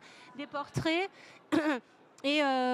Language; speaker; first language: French; native; French